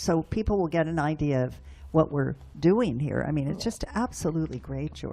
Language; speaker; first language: English; native; English